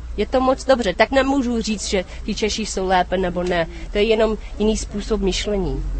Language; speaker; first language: Czech; non-native, fluent; English